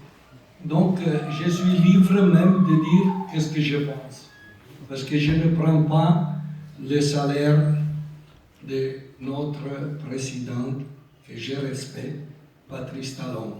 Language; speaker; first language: French; non-native, local second language; Italian